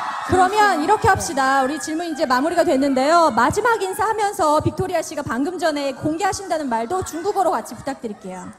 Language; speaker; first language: Korean; non-native, fluent; Chinese